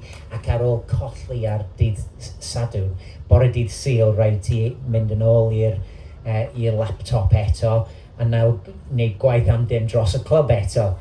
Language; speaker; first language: Welsh; non-native, local second language; English